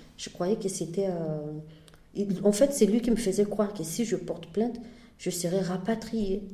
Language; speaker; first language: French; non-native, fluent; Portuguese